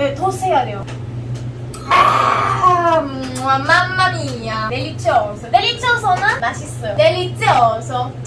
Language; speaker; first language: Korean; non-native, learner; Italian